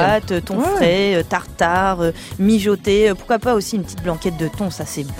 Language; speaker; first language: French; native; French